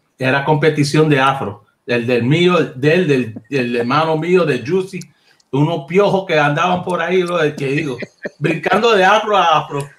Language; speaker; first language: Spanish; early bilingual, heritage; Spanish